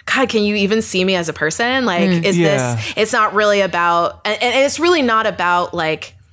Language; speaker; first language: English; native; English